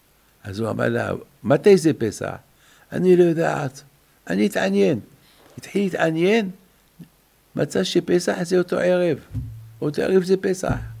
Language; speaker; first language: Hebrew; non-native, fluent; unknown